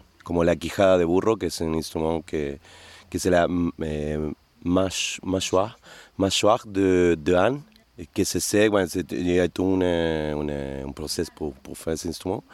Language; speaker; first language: French; non-native, fluent; Spanish